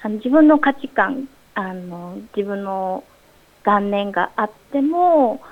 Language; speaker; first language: Japanese; native; Japanese